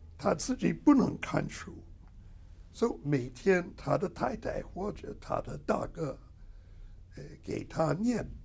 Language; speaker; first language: Chinese; non-native, fluent; English